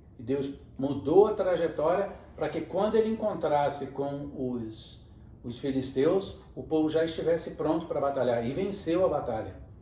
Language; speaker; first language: Portuguese; native; Portuguese